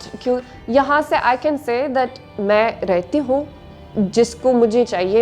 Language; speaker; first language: Hindi; non-native, learner; English